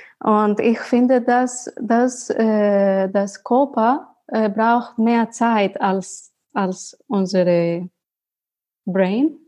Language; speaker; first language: German; non-native, learner; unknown